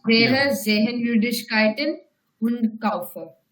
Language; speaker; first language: German; non-native, learner; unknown